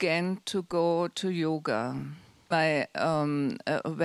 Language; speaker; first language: English; non-native, learner; German